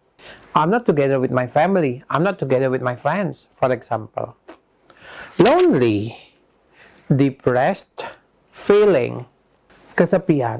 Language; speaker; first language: English; non-native, fluent; Indonesian